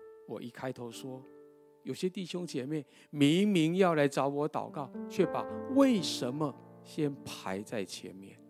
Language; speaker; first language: Chinese; native; Chinese